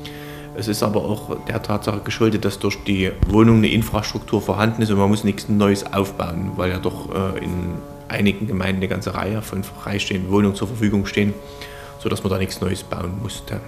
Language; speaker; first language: German; native; German